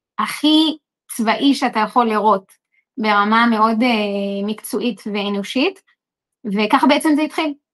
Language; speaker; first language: Hebrew; non-native, local second language; Arabic